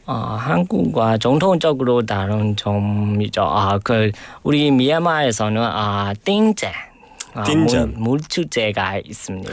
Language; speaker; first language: Korean; non-native, learner; Burmese